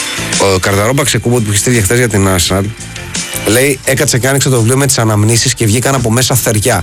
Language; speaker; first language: Greek; native; Greek